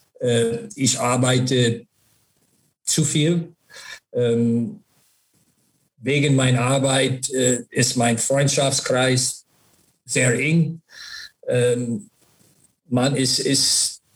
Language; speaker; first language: German; non-native, learner; English